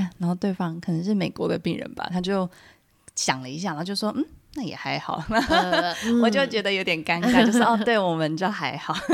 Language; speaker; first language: Chinese; native; Chinese